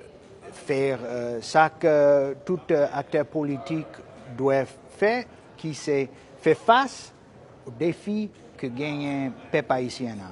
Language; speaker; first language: Haitian Creole; non-native, fluent; English